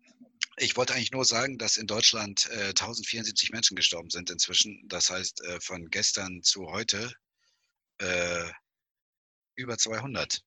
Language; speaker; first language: German; native; German